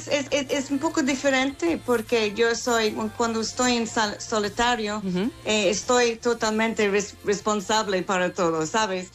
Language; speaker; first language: Spanish; non-native, fluent; English